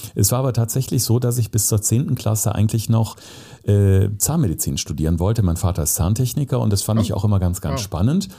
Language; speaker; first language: German; native; German